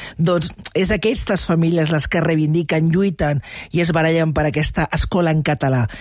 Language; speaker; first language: Catalan; non-native, local second language; Spanish